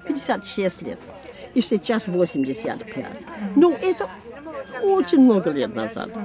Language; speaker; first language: Russian; non-native, fluent; English